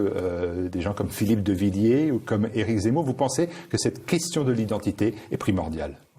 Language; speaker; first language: French; native; French